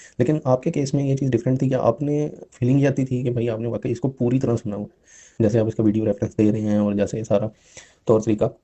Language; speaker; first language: Urdu; non-native, local second language; Punjabi